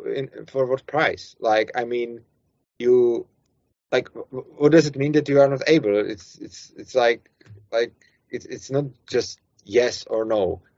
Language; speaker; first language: English; non-native, fluent; Czech